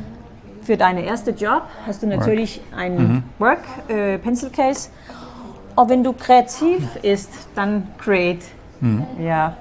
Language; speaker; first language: German; non-native, fluent; Danish